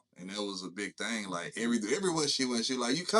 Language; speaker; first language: English; native; English